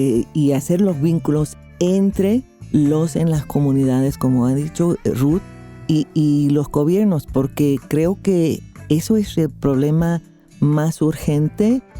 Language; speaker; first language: Spanish; non-native, fluent; English